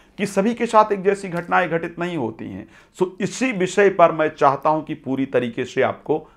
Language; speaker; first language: Hindi; native; Hindi